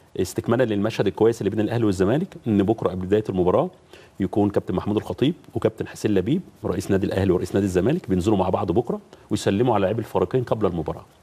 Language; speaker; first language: Arabic; native; Arabic